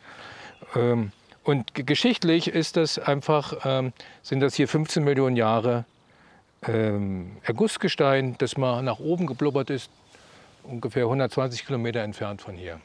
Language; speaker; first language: German; native; German